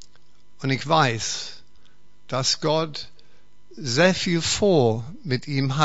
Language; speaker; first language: German; non-native, fluent; English